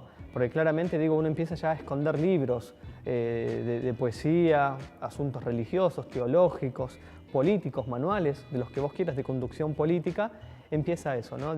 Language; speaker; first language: Spanish; native; Spanish